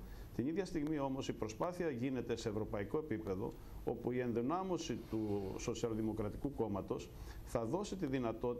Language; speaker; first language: Greek; native; Greek